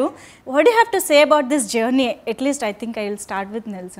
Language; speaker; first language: Telugu; native; Telugu